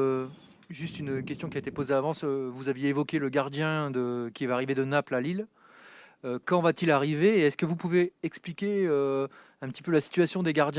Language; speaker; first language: French; native; French